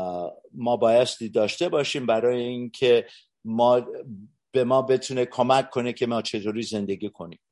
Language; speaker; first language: Persian; early bilingual, heritage; Persian